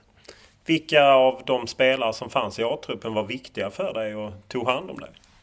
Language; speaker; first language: Swedish; native; Swedish